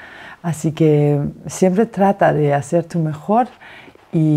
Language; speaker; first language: Spanish; non-native, fluent; Danish